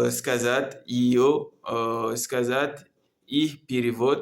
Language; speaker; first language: Russian; non-native, learner; Comorian